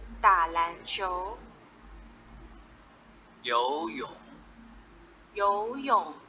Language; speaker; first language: Chinese; non-native, fluent; Thai